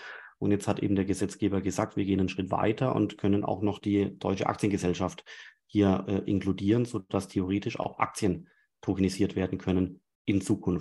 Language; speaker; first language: German; native; German